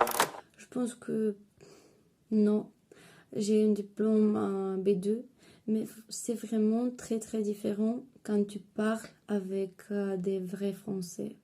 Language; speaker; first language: French; non-native, fluent; Bulgarian